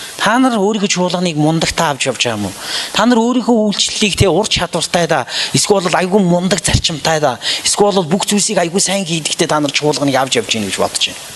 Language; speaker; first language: Mongolian; native; Mongolian